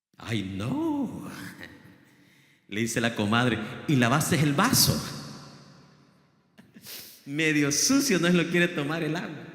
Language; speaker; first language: Spanish; native; Spanish